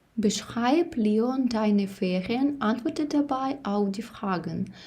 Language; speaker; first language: German; non-native, fluent; Ukrainian